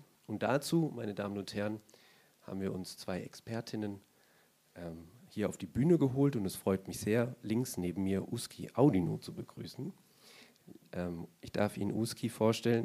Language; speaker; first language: German; native; German